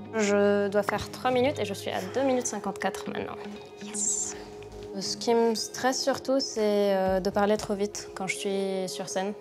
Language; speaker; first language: French; non-native, local second language; Arabic